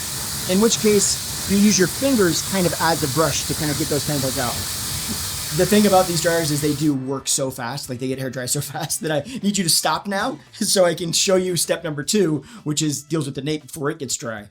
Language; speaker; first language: English; native; English